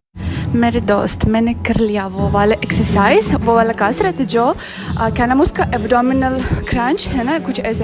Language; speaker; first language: Hindi; non-native, fluent; Russian